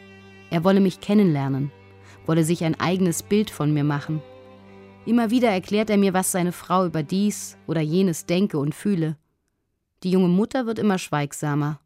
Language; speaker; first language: German; native; German